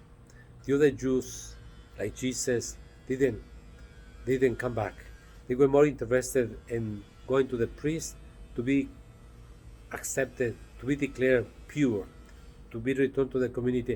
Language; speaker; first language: English; non-native, fluent; Spanish